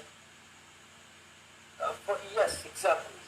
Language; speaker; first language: English; non-native, learner; Turkish